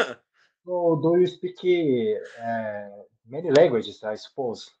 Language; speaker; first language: English; non-native, learner; Portuguese